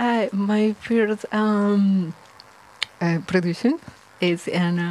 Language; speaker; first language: English; non-native, learner; Spanish